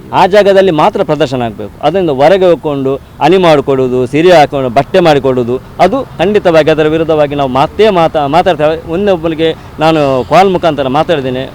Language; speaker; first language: Kannada; non-native, local second language; Tulu